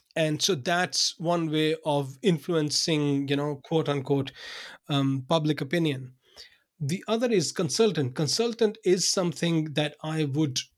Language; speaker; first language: English; non-native, local second language; Urdu